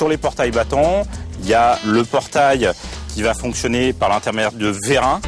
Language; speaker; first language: French; native; French